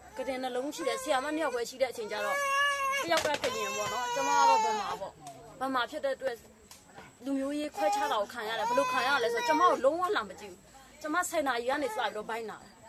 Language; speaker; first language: Burmese; native; Burmese